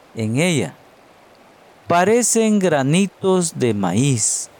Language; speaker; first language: Spanish; native; Spanish